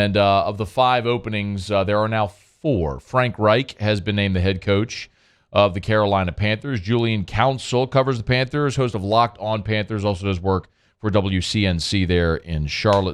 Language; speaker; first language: English; native; English